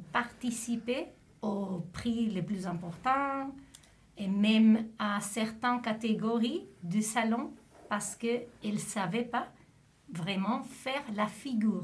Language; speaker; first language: French; non-native, fluent; Spanish